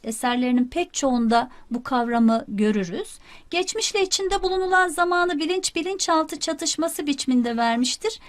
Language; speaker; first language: Turkish; native; Turkish